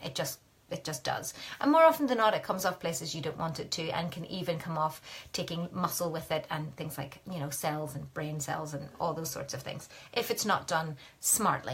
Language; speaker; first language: English; native; English